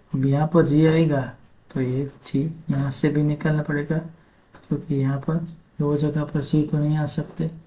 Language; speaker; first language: Hindi; non-native, local second language; Gujarati